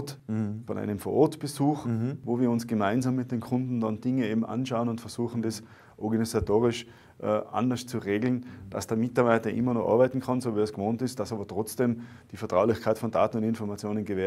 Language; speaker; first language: German; native; German